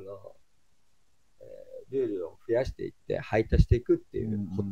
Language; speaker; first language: Japanese; native; Japanese